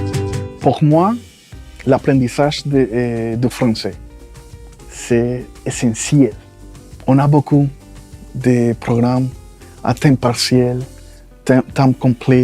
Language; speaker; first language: French; non-native, fluent; Spanish